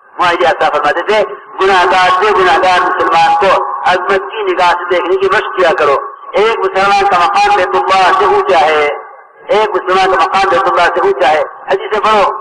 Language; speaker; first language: Urdu; native; Urdu